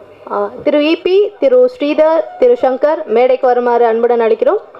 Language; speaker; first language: Tamil; native; Tamil